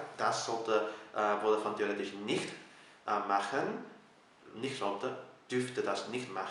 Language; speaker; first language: German; non-native, fluent; Catalan